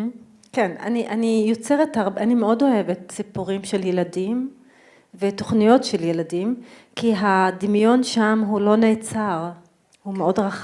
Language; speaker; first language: Hebrew; non-native, local second language; Arabic